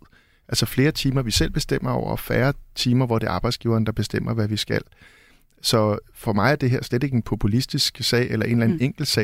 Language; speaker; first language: Danish; native; Danish